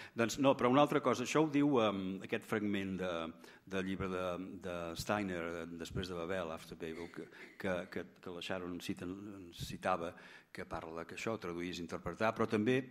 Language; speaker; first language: Catalan; native; Catalan